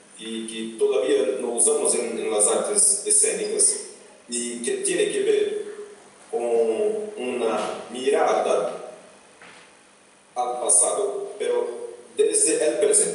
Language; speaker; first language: Spanish; non-native, fluent; Portuguese